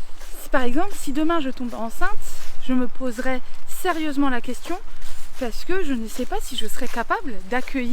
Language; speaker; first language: French; native; French